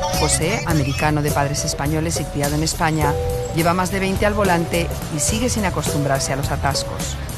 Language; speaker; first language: Spanish; native; Spanish